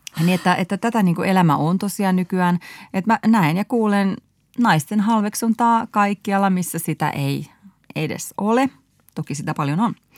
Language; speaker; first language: Finnish; native; Finnish